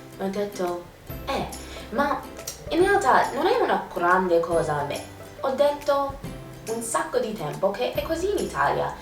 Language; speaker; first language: Italian; non-native, learner; English